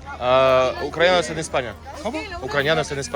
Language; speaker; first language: Spanish; non-native, learner; Ukrainian